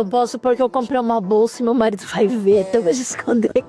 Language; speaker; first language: Portuguese; native; Portuguese